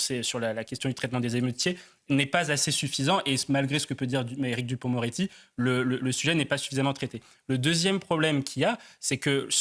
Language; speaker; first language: French; native; French